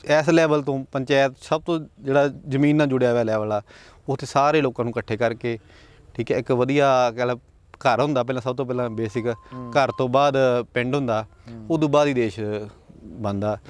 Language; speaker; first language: Punjabi; native; Punjabi